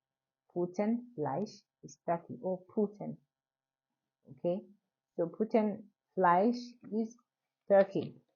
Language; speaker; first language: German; non-native, learner; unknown